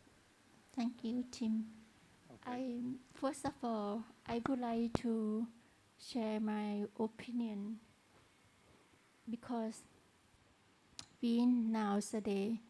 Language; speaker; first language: English; non-native, learner; Thai